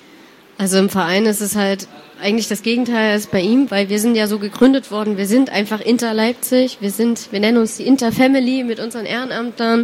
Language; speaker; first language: German; native; German